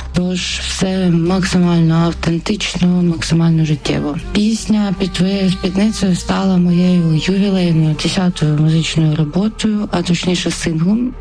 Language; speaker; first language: Ukrainian; native; Ukrainian